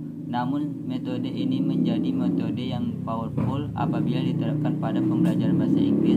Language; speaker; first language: Indonesian; native; Indonesian